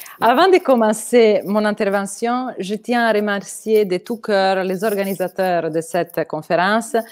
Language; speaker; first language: French; non-native, fluent; Italian